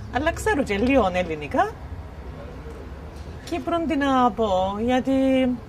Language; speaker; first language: Greek; non-native, local second language; Turkish